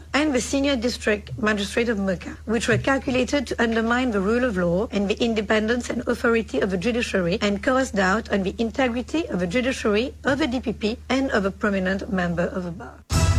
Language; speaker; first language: English; non-native, local second language; Morisyen